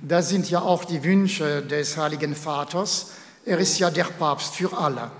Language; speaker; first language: German; non-native, fluent; French